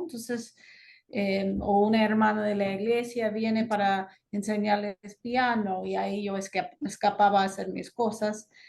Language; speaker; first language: Spanish; non-native, fluent; English